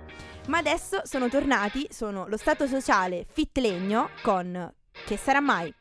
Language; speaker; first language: Italian; native; Italian